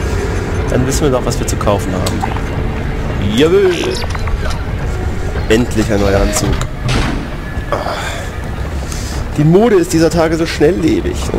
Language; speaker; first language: German; native; German